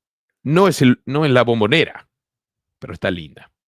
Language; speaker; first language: Spanish; early bilingual, heritage; Spanish